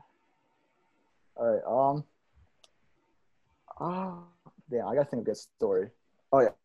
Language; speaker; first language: English; native; English